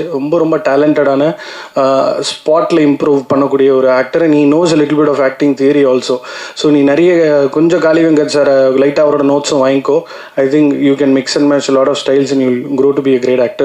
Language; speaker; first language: Tamil; native; Tamil